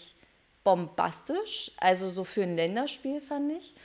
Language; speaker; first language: German; native; German